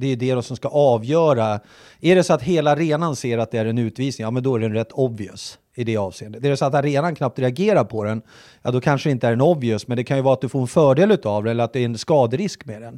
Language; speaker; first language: Swedish; native; Swedish